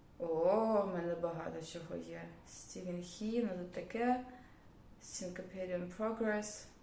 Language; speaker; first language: Ukrainian; non-native, local second language; Russian